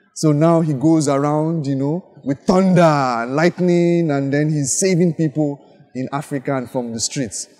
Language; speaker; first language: English; non-native, local second language; Yoruba